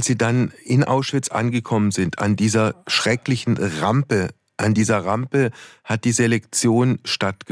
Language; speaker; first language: German; native; German